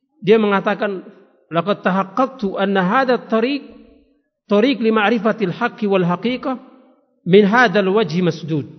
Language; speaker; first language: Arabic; non-native, fluent; Indonesian